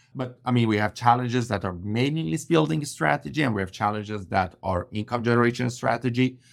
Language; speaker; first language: English; non-native, fluent; Persian